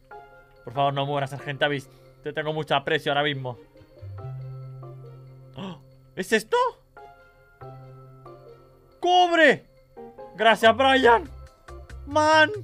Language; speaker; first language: Spanish; native; Spanish